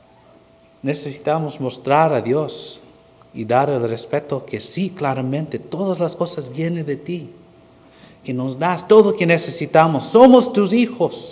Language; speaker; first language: Spanish; non-native, fluent; English